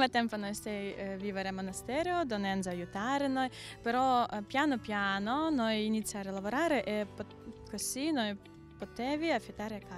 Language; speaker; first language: Italian; non-native, learner; Ukrainian